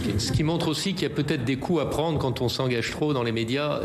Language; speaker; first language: French; native; French